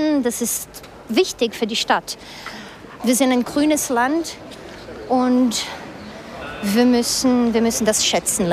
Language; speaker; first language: German; early bilingual, other home language; Portuguese